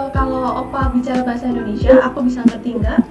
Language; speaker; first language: Indonesian; native; Indonesian